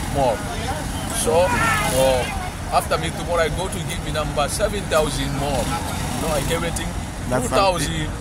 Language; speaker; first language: English; non-native, learner; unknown